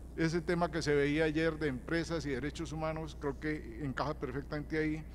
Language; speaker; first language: Spanish; native; Spanish